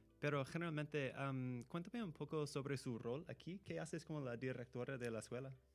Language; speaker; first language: Spanish; non-native, fluent; English